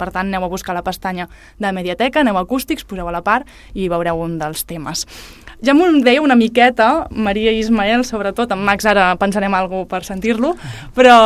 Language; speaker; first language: Catalan; native; Catalan